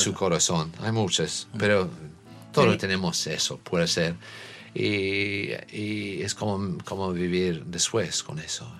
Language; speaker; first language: Spanish; non-native, learner; English